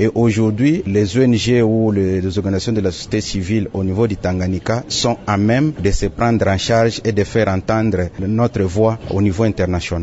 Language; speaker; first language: French; non-native, local second language; Swahili